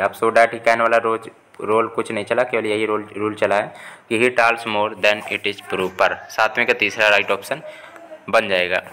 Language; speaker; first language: Hindi; native; Hindi